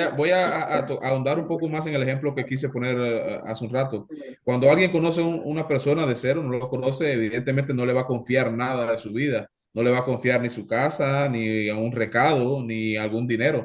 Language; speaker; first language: Spanish; native; Spanish